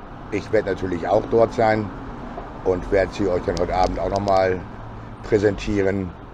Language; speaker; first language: German; native; German